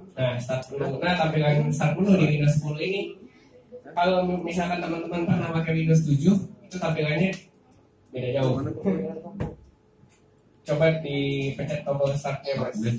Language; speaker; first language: Indonesian; native; Indonesian